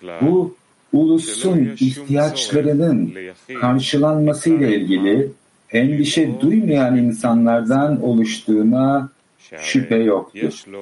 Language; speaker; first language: Turkish; native; Turkish